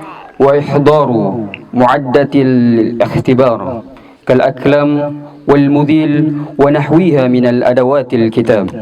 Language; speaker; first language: Arabic; non-native, learner; Indonesian